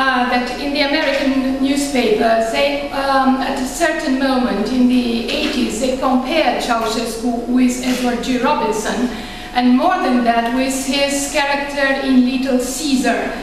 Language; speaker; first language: English; non-native, fluent; Romanian